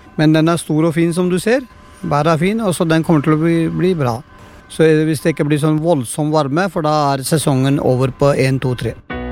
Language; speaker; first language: Norwegian; non-native, fluent; Punjabi